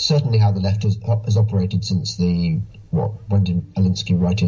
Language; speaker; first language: English; native; English